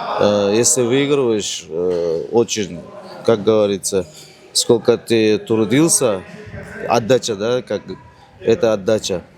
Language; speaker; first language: Russian; non-native, learner; Uzbek